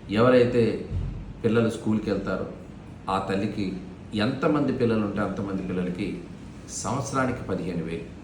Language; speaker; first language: Telugu; native; Telugu